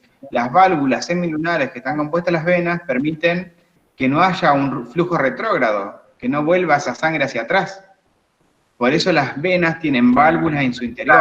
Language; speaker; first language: Spanish; native; Spanish